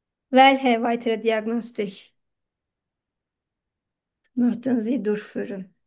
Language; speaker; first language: German; non-native, fluent; Turkish